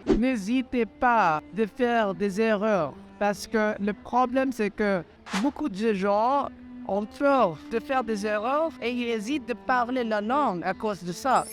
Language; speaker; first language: French; non-native, fluent; Filipino